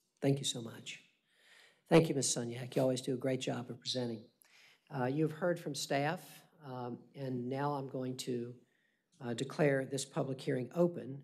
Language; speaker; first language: English; native; English